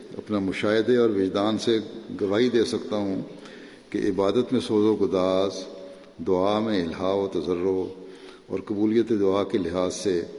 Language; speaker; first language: Urdu; native; Urdu